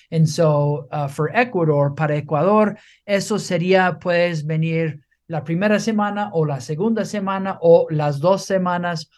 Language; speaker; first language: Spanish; non-native, fluent; English